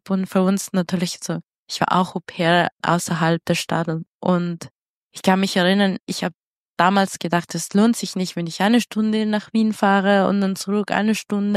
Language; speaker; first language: German; non-native, fluent; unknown